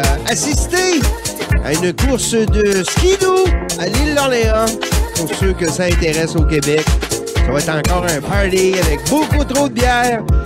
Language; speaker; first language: French; native; French